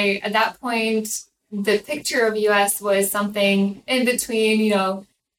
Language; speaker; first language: English; non-native, fluent; Ukrainian